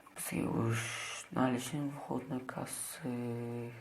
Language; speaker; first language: Russian; non-native, local second language; Kazakh